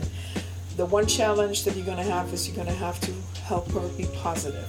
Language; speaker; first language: English; non-native, fluent; German